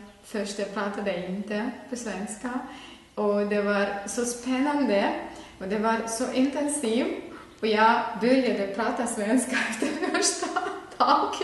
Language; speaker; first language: Swedish; non-native, fluent; Ukrainian